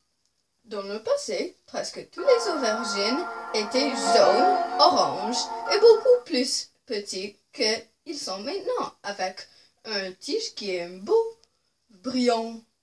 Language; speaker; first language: French; non-native, local second language; English